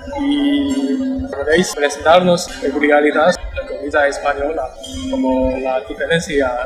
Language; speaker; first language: Spanish; non-native, learner; Chinese